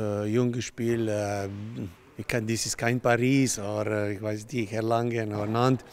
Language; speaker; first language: German; non-native, learner; Slovenian